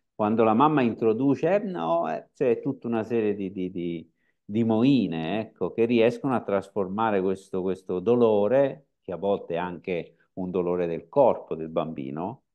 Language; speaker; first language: Italian; native; Italian